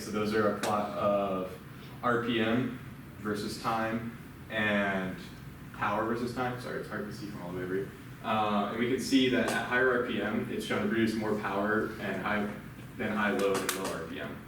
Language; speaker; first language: English; native; English